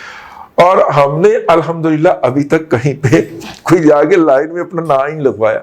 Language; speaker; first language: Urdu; non-native, local second language; Punjabi